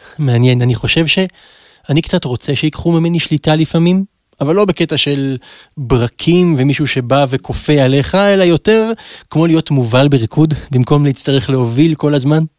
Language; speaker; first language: Hebrew; native; Hebrew